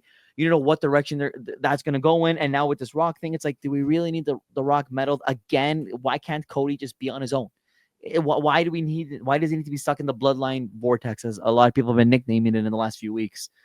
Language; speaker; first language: English; native; English